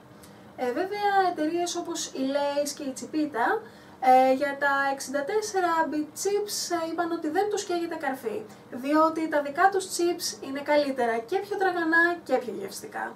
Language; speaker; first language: Greek; native; Greek